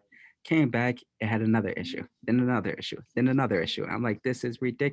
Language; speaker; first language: English; native; English